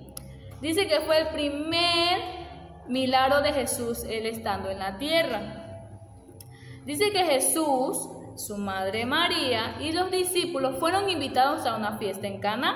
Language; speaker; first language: Spanish; native; Spanish